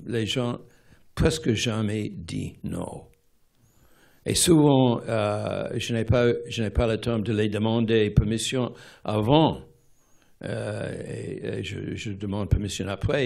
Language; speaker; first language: French; non-native, fluent; English